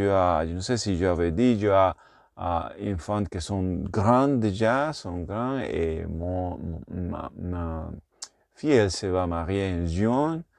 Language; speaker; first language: French; non-native, learner; Spanish